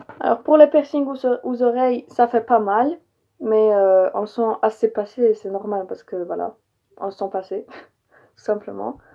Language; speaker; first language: French; early bilingual, other home language; Polish